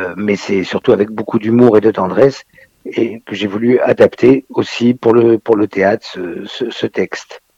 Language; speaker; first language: French; native; French